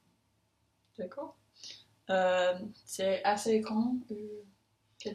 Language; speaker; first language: French; non-native, learner; English